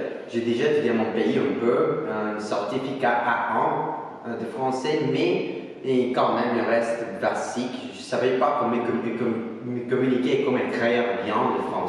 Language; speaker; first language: French; non-native, learner; Spanish